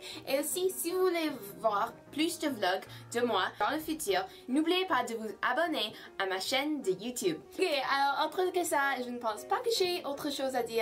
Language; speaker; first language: French; non-native, fluent; English